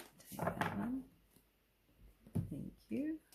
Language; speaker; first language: English; native; English